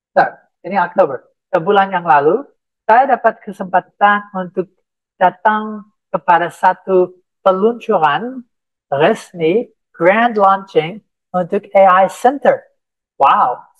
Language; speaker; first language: Indonesian; non-native, fluent; English